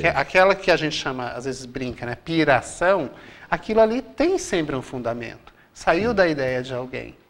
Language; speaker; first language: Portuguese; native; Portuguese